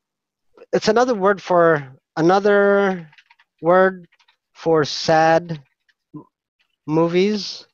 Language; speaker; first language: English; non-native, fluent; Filipino